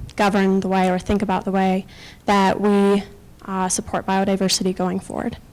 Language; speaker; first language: English; native; English